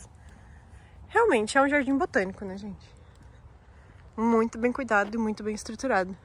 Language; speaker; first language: Portuguese; native; Portuguese